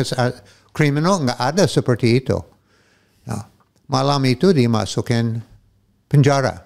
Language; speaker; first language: Indonesian; non-native, fluent; English